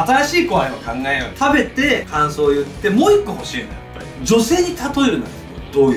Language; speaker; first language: Japanese; native; Japanese